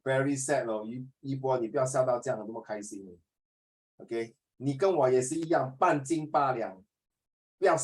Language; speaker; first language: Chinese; native; Chinese